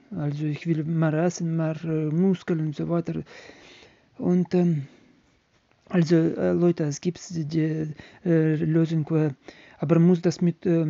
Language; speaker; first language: German; non-native, learner; Ukrainian